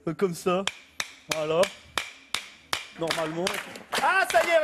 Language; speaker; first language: French; native; French